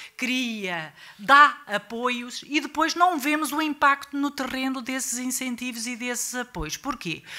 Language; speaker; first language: Portuguese; native; Portuguese